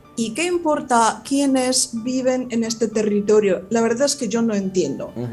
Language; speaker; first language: Spanish; non-native, fluent; Russian